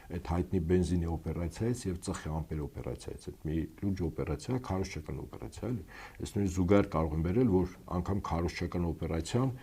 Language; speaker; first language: Armenian; native; Armenian